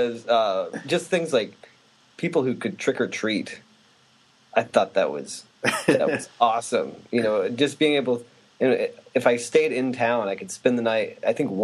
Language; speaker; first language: English; native; English